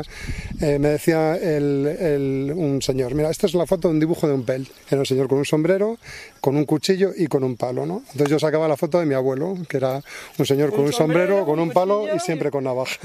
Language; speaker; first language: Spanish; native; Spanish